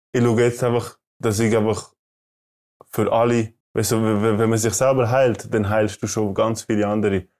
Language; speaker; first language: German; early bilingual, other home language; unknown